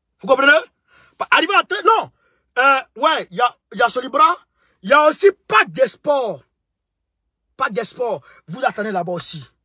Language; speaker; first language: French; non-native, local second language; Bambara